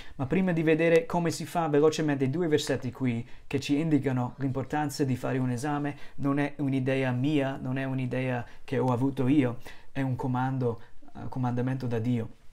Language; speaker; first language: Italian; non-native, fluent; English